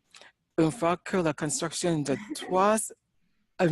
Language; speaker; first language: French; non-native, learner; English